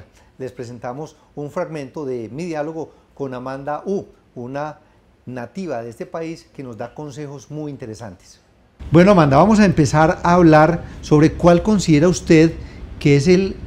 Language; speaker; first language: Spanish; native; Spanish